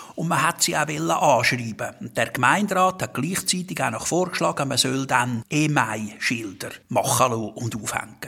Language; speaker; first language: German; native; German